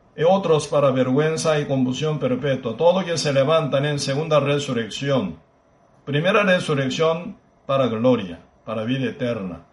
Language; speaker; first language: Spanish; non-native, fluent; Korean